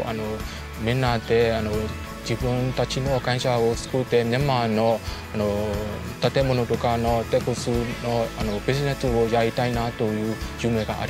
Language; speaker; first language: Japanese; non-native, fluent; Burmese